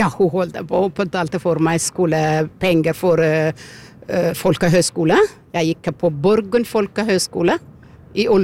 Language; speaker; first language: Norwegian; non-native, fluent; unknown